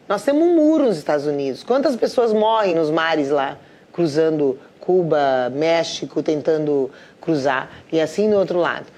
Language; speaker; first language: Portuguese; native; Portuguese